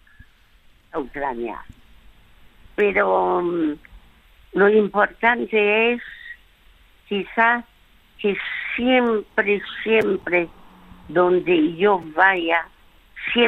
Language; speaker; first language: Spanish; early bilingual, other home language; French